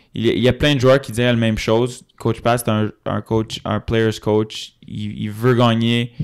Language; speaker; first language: French; native; French